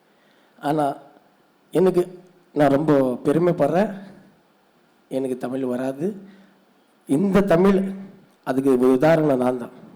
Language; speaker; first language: Tamil; non-native, learner; Urdu